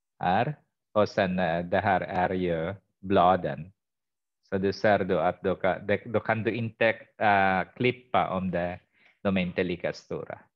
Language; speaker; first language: Swedish; non-native, fluent; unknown